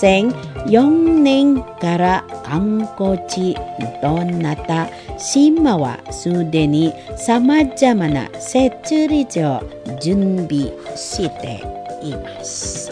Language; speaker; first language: Japanese; non-native, fluent; Indonesian